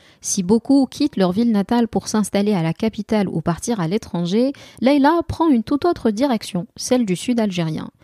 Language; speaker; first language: French; non-native, local second language; Arabic